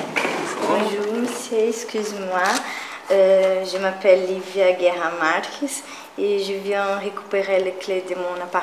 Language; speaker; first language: French; non-native, learner; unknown